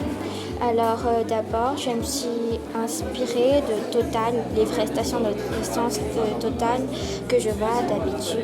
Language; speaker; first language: French; non-native, local second language; Malagasy